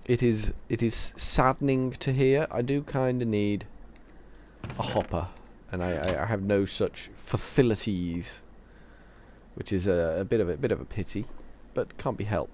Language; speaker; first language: English; native; English